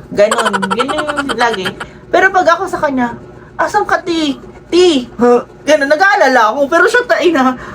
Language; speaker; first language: Filipino; native; Filipino